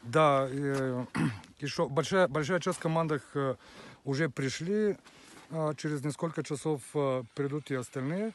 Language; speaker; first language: Russian; non-native, learner; Bulgarian